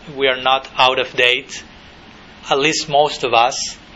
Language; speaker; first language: English; non-native, fluent; Spanish